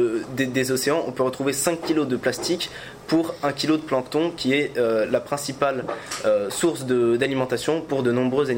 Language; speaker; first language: French; native; French